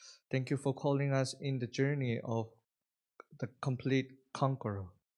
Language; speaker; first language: English; non-native, fluent; Korean